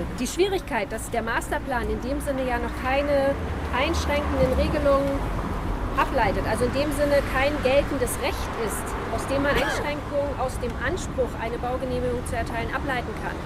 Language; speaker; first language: German; native; German